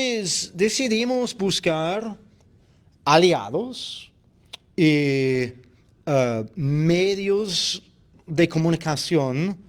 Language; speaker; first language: Spanish; non-native, fluent; English